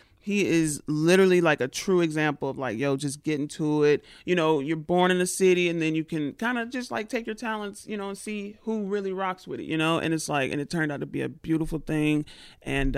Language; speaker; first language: English; native; English